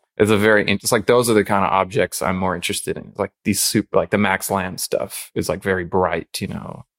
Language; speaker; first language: English; native; English